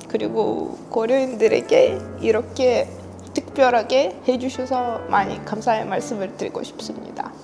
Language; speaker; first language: Korean; non-native, learner; Russian